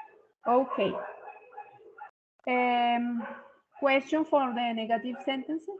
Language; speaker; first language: English; non-native, fluent; Spanish